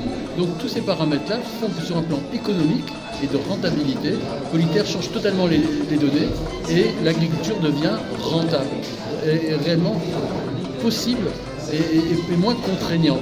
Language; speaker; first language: French; native; French